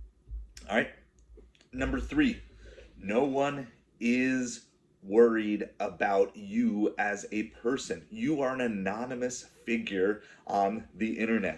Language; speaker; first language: English; native; English